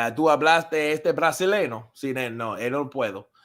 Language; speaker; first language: Spanish; non-native, learner; English